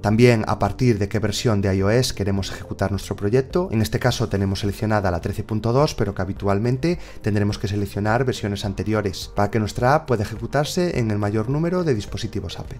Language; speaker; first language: Spanish; native; Spanish